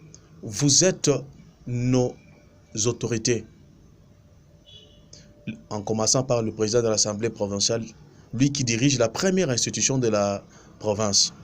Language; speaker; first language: French; non-native, local second language; Luba-Lulua